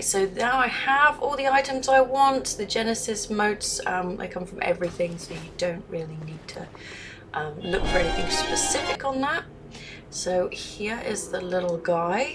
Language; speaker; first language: English; native; English